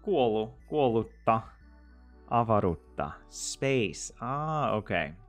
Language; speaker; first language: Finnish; non-native, learner; English